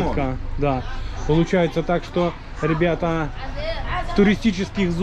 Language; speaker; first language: Russian; native; Russian